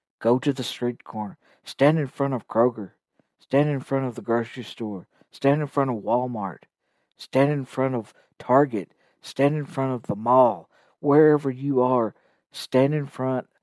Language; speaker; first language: English; native; English